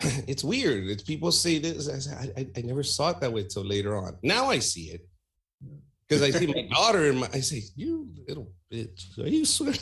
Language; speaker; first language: English; early bilingual, other home language; Spanish